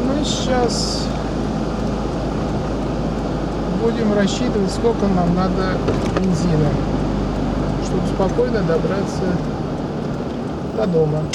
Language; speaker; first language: Russian; native; Russian